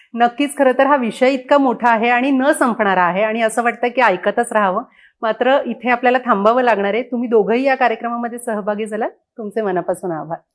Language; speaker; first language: Marathi; native; Marathi